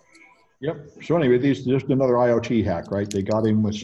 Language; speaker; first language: English; native; English